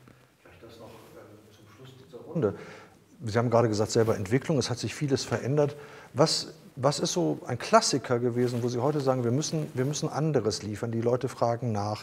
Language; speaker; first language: German; native; German